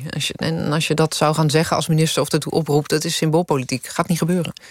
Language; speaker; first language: Dutch; native; Dutch